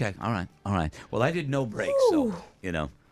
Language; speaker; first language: English; native; English